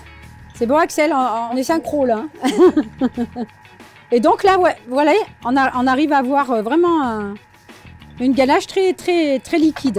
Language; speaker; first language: French; native; French